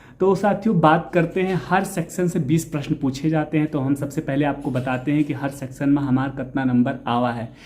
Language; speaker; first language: Hindi; native; Hindi